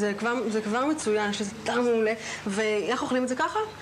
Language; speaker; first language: Hebrew; native; Hebrew